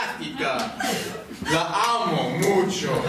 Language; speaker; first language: Spanish; non-native, learner; English